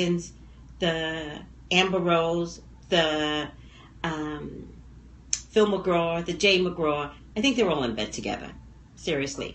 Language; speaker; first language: English; native; English